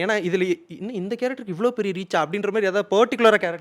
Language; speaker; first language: Tamil; native; Tamil